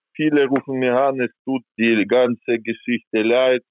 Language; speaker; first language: German; non-native, fluent; Ukrainian